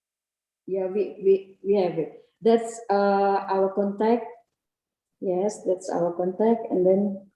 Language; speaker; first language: English; non-native, learner; Indonesian